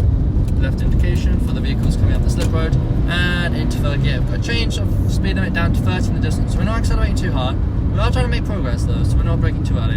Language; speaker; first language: English; native; English